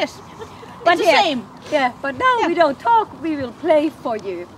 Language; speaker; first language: English; non-native, fluent; Finnish